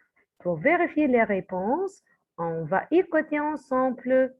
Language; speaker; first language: French; non-native, fluent; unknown